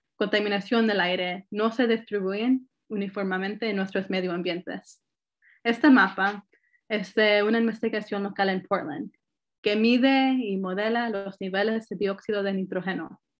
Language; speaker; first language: Spanish; early bilingual, heritage; Spanish